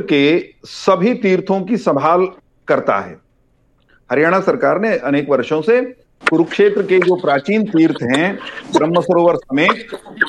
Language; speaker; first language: Hindi; native; Hindi